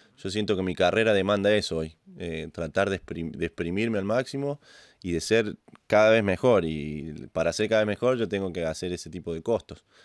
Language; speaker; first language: Spanish; native; Spanish